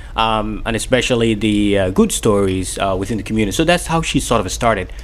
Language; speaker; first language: English; non-native, fluent; Somali